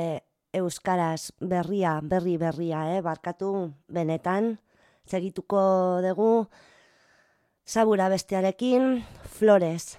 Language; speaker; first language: Basque; non-native, local second language; Spanish